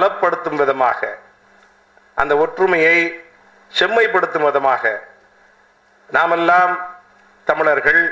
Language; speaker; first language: Tamil; native; Tamil